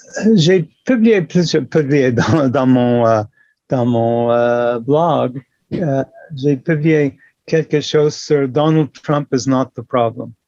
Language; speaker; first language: French; non-native, local second language; English